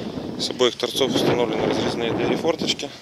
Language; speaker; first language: Russian; native; Russian